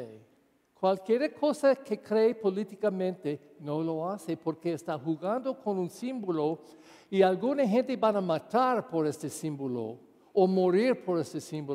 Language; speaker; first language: Spanish; non-native, fluent; English